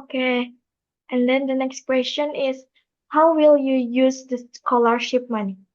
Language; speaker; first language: English; non-native, learner; Indonesian